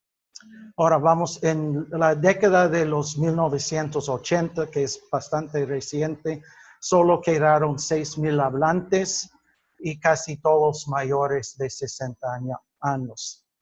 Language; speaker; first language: Spanish; non-native, fluent; English